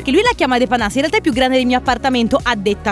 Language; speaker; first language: Italian; native; Italian